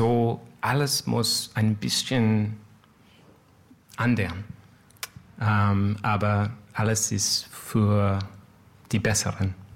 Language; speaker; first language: German; non-native, learner; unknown